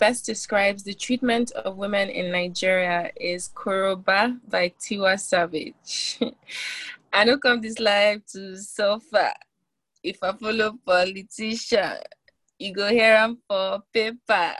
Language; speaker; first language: English; non-native, local second language; Igbo